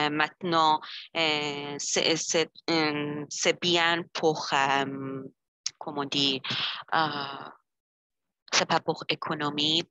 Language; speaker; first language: French; non-native, learner; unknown